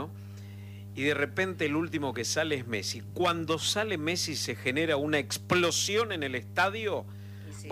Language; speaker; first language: Spanish; native; Spanish